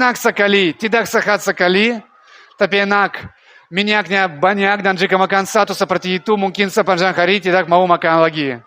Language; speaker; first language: Indonesian; non-native, learner; Russian